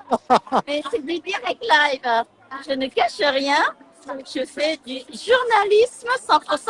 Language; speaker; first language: French; early bilingual, other home language; Vietnamese